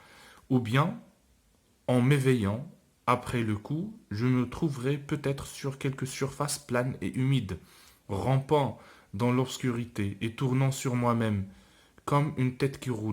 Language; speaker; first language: French; non-native, local second language; Arabic